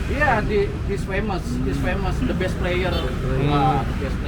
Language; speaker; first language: English; non-native, learner; Indonesian